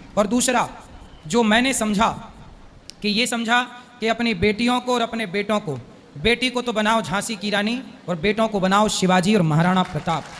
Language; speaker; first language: Hindi; native; Hindi